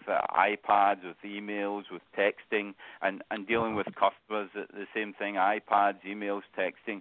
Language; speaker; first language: English; native; English